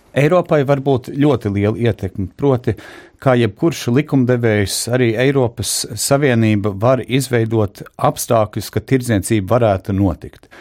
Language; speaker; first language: Latvian; early bilingual, heritage; Latvian